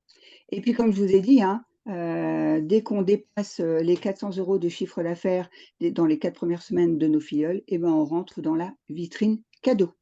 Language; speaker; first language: French; native; French